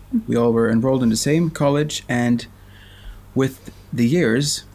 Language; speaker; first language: English; non-native, fluent; Swedish